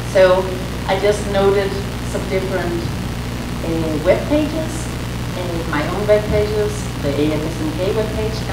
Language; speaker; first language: English; non-native, fluent; Danish